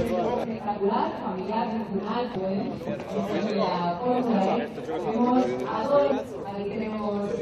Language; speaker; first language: Spanish; native; Spanish